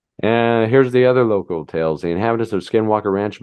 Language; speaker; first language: English; native; English